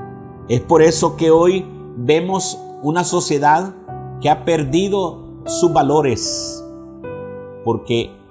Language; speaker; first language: Spanish; native; Spanish